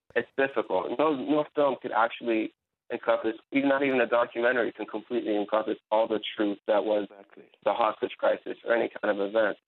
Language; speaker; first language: English; native; English